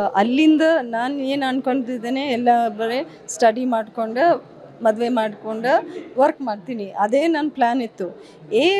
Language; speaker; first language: Kannada; early bilingual, heritage; English